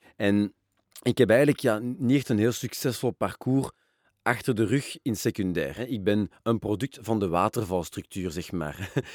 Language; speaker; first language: Dutch; non-native, local second language; French